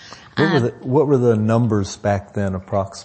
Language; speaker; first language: English; native; English